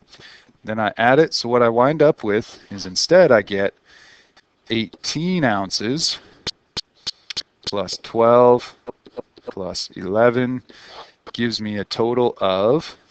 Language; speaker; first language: English; native; English